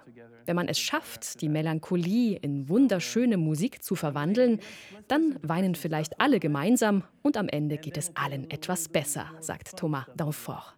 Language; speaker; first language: German; native; German